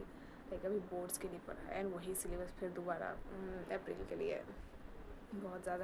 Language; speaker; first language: Hindi; native; Hindi